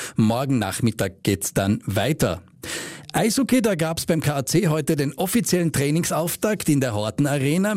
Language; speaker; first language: German; native; German